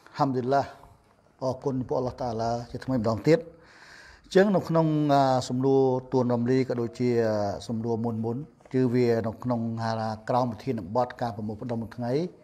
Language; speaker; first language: Khmer; non-native, local second language; Eastern Cham